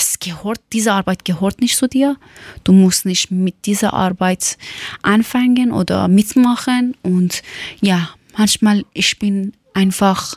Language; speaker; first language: German; non-native, learner; Persian